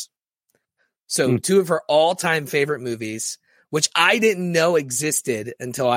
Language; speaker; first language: English; native; English